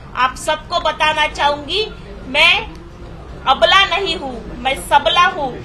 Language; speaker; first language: Hindi; non-native, local second language; Marathi